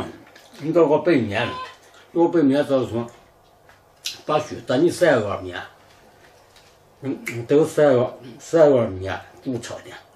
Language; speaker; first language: Chinese; native; Chinese